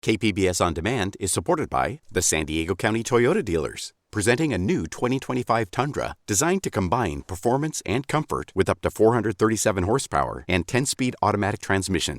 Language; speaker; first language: English; native; English